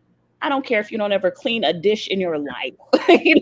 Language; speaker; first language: English; native; English